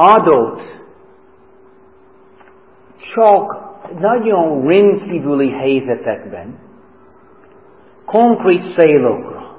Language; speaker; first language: Hungarian; non-native, fluent; English